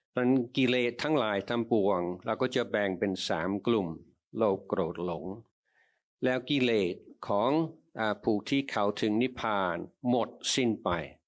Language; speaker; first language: Thai; non-native, fluent; English